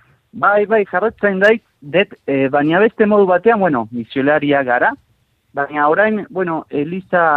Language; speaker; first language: Basque; non-native, fluent; Spanish